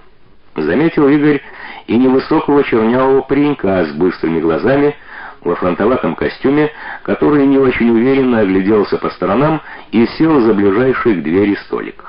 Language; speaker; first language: Russian; native; Russian